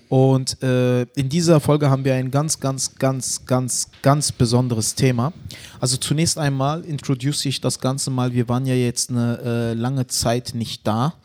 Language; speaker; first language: German; early bilingual, other home language; Turkish